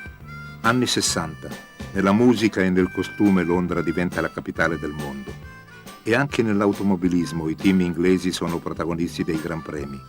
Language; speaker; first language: Italian; native; Italian